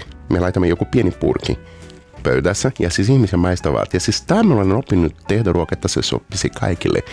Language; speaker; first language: Finnish; non-native, fluent; Portuguese